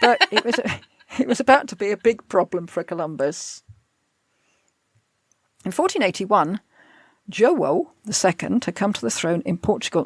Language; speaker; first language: English; native; English